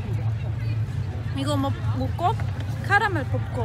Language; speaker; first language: Korean; non-native, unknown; Polish